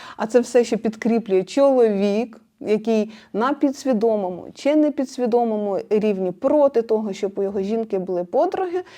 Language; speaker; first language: Ukrainian; non-native, local second language; Russian